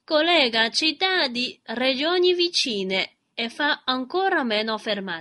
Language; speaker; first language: Italian; non-native, fluent; Chinese